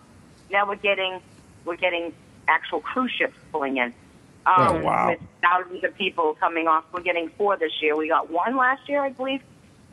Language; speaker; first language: English; native; English